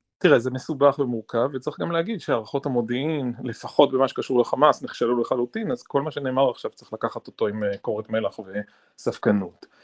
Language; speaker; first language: Hebrew; native; Hebrew